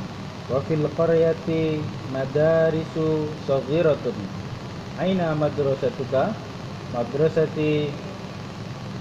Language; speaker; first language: Arabic; non-native, learner; Indonesian